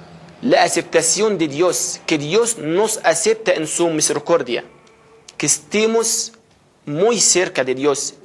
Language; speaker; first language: Spanish; non-native, fluent; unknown